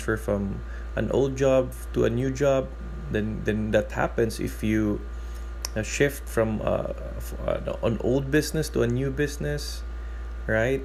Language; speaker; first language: English; non-native, local second language; Cebuano